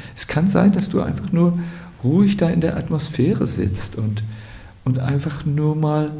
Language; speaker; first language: German; native; German